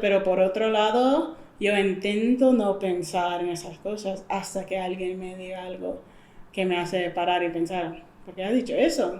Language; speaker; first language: Spanish; non-native, fluent; English